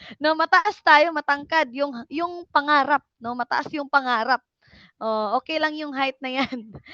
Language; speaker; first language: Filipino; non-native, local second language; Cebuano